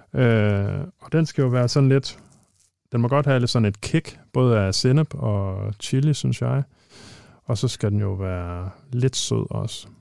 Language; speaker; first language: Danish; native; Danish